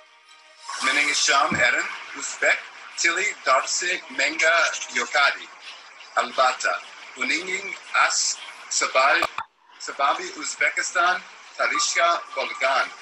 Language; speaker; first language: Uzbek; non-native, learner; English